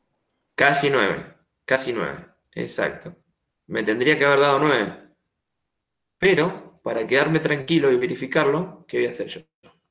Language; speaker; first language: Spanish; native; Spanish